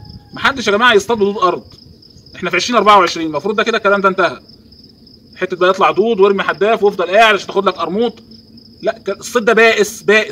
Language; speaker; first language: Arabic; native; Arabic